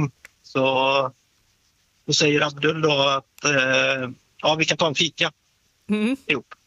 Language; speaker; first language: Swedish; native; Swedish